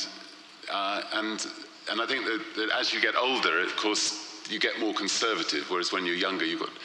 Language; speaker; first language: English; native; English